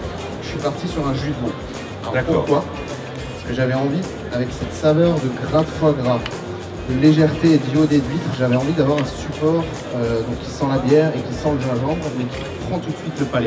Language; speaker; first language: French; native; French